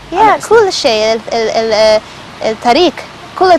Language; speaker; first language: Arabic; non-native, learner; Spanish